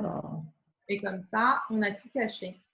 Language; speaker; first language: French; native; French